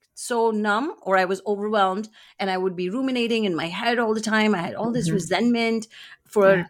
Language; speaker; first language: English; non-native, local second language; Gujarati